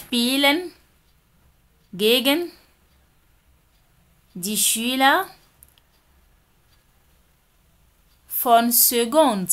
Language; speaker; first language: German; non-native, fluent; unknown